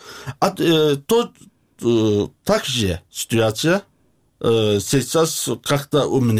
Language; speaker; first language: Russian; non-native, learner; Azerbaijani